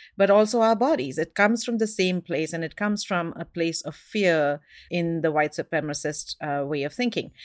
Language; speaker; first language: English; non-native, local second language; Hindi